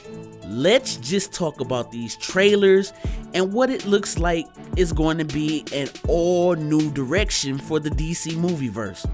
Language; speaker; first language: English; native; English